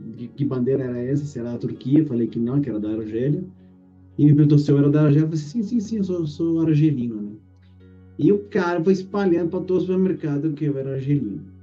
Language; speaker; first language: Portuguese; native; Portuguese